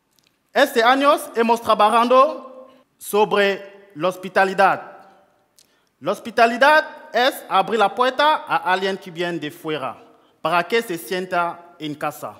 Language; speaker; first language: Spanish; non-native, fluent; French